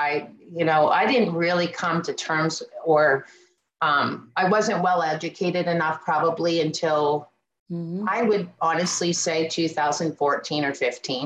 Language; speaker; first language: English; native; English